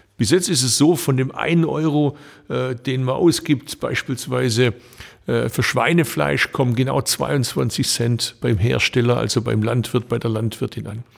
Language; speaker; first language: German; early bilingual, other home language; Turkish